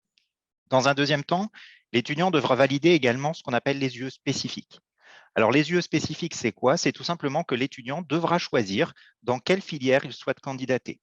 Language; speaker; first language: French; native; French